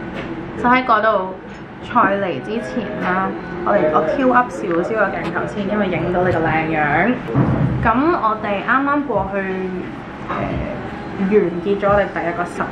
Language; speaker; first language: Chinese; native; Chinese